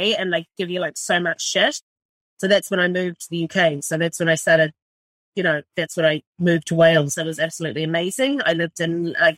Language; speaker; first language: English; native; English